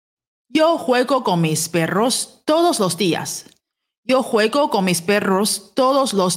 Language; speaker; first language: Spanish; non-native, fluent; Chinese